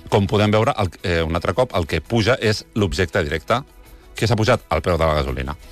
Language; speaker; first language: Catalan; native; Catalan